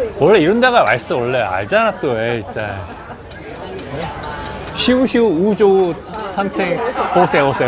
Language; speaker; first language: Korean; native; Korean